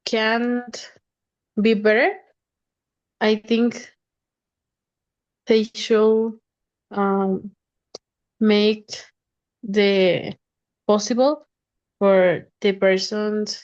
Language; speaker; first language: English; non-native, learner; Spanish